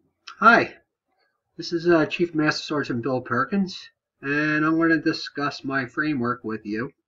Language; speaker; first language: English; native; English